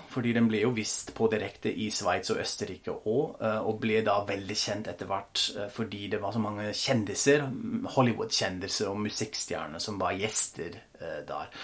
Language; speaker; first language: Norwegian; non-native, fluent; German